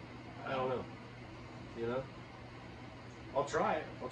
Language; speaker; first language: English; native; English